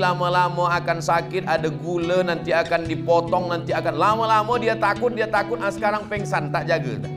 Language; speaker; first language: Malay; native; Malay